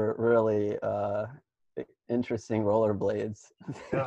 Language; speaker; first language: English; native; English